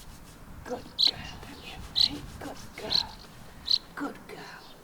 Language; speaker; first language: English; native; English